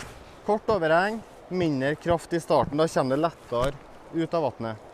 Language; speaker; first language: Norwegian; native; Norwegian